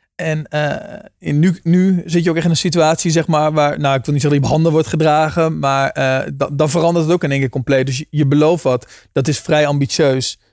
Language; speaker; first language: Dutch; native; Dutch